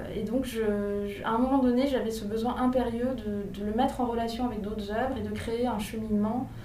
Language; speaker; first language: French; native; French